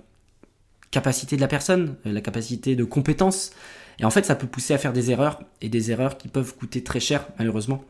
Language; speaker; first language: French; native; French